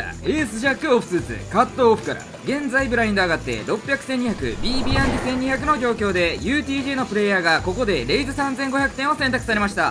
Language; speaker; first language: Japanese; native; Japanese